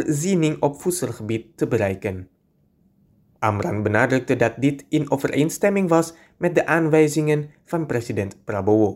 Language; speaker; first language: Dutch; non-native, fluent; Indonesian